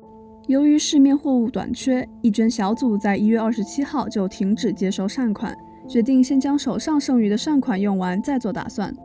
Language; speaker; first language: Chinese; native; Chinese